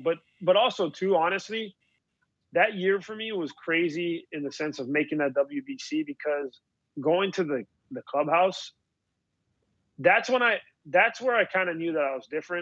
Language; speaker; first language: English; native; English